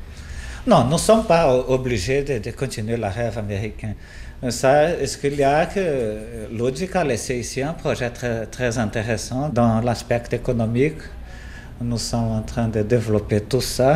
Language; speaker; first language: French; non-native, fluent; Portuguese